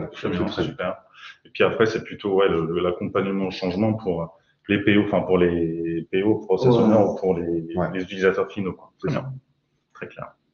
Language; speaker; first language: French; native; French